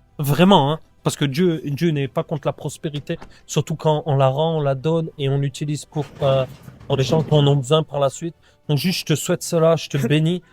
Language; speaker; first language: French; native; French